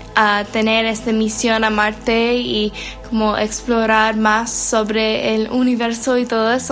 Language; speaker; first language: Spanish; non-native, learner; English